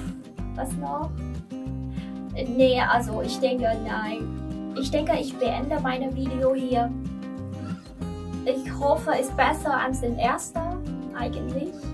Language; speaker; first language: German; non-native, learner; Vietnamese